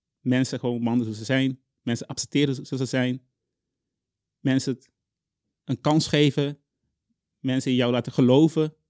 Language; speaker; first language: Dutch; non-native, local second language; Papiamento